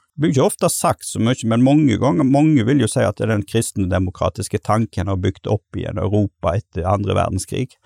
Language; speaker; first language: Norwegian; native; Norwegian